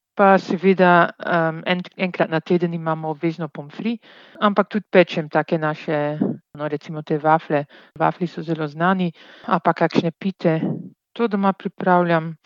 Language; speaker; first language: Slovenian; non-native, fluent; Dutch